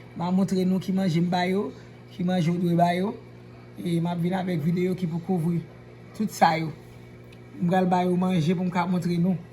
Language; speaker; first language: French; non-native, learner; Haitian Creole